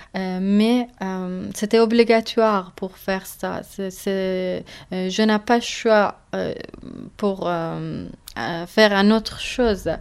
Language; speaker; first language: French; non-native, learner; Persian